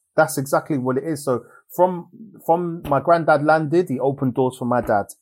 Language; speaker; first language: English; native; English